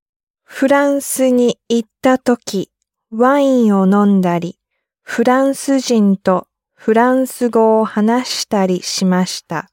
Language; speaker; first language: Japanese; non-native, learner; English